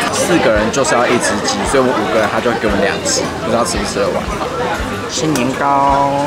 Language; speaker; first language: Chinese; native; Chinese